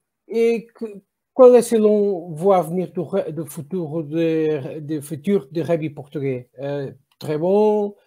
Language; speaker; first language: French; non-native, learner; Portuguese